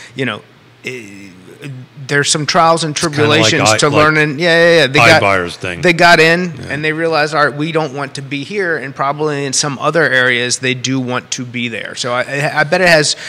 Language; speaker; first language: English; native; English